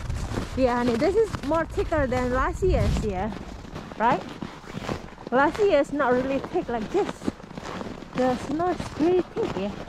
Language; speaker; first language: English; non-native, learner; Indonesian